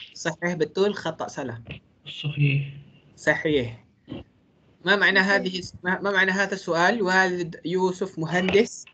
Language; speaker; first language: Arabic; non-native, fluent; Malay